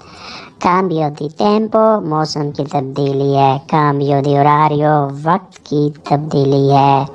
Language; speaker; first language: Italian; non-native, fluent; Urdu